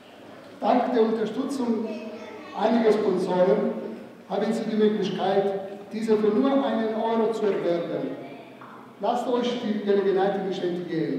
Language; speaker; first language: German; non-native, fluent; Italian